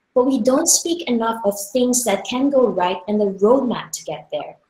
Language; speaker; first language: English; non-native, local second language; Filipino